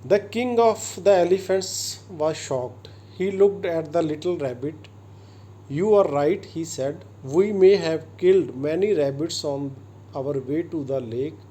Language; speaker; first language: English; non-native, local second language; Punjabi